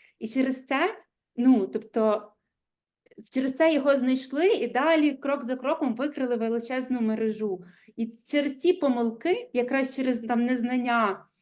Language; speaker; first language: Ukrainian; native; Ukrainian